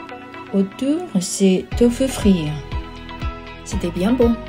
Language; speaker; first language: French; non-native, fluent; Japanese